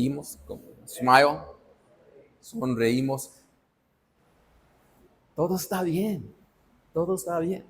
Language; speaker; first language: Spanish; non-native, fluent; English